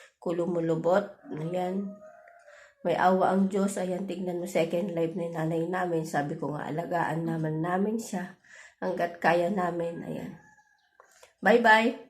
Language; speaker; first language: Filipino; native; Filipino